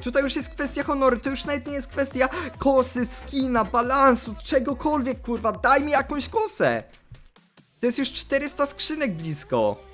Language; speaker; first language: Polish; native; Polish